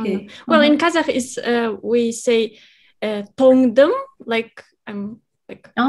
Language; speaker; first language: English; non-native, fluent; Kazakh